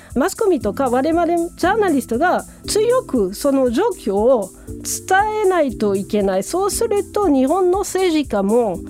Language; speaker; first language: Japanese; non-native, fluent; French